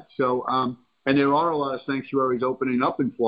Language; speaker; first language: English; native; English